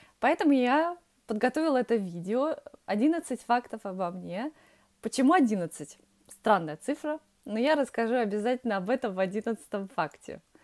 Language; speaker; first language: Russian; early bilingual, heritage; Russian